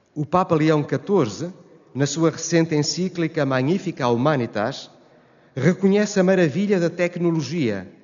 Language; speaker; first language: Portuguese; native; Portuguese